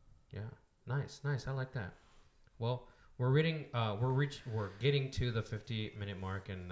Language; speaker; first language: English; early bilingual, other home language; Spanish